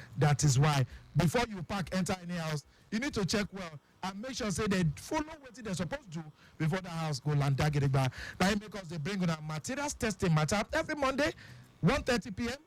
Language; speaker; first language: Nigerian Pidgin; non-native, local second language; Yoruba